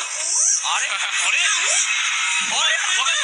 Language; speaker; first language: Japanese; native; Japanese